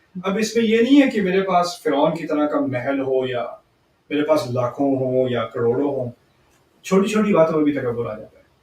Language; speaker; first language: Urdu; early bilingual, heritage; Urdu